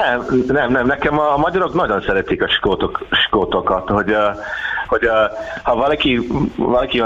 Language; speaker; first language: Hungarian; non-native, learner; English